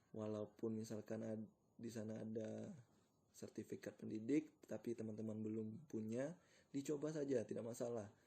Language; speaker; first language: Indonesian; non-native, local second language; Minangkabau